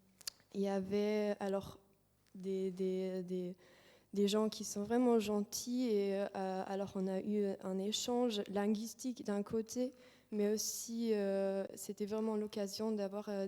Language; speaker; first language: French; non-native, fluent; German